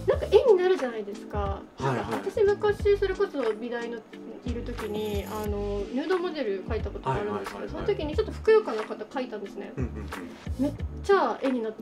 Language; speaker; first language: Japanese; native; Japanese